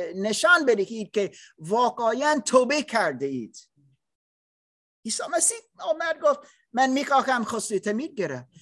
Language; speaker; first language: Persian; non-native, learner; English